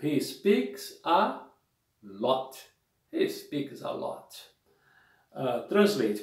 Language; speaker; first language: English; non-native, fluent; Portuguese